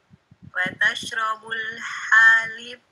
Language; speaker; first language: Arabic; non-native, learner; Indonesian